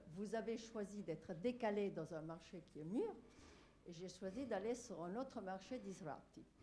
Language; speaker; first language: French; non-native, fluent; English